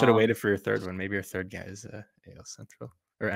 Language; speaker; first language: English; native; English